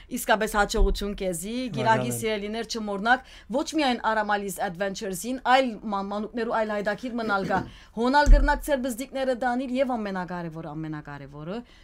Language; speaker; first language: Armenian; early bilingual, heritage; Armenian